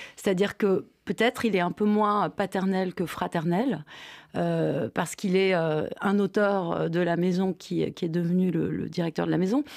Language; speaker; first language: French; native; French